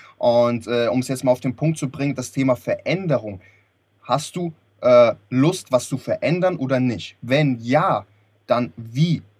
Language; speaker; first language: German; early bilingual, other home language; Lithuanian